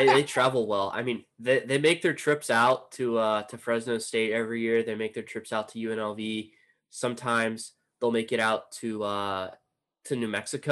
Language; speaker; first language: English; native; English